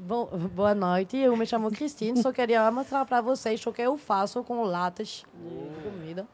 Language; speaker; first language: Portuguese; non-native, fluent; French